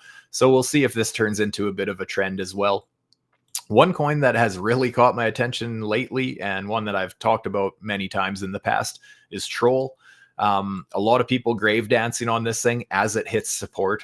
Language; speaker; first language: English; native; English